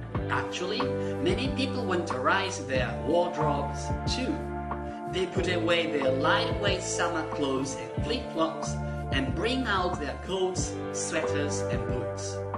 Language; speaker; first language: English; non-native, fluent; Spanish